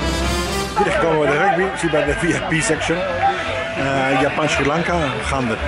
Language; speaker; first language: Dutch; non-native, fluent; Spanish